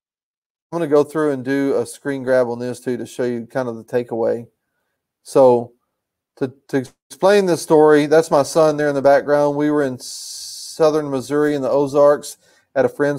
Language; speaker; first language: English; native; English